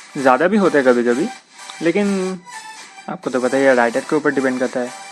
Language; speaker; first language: Hindi; non-native, local second language; Bangla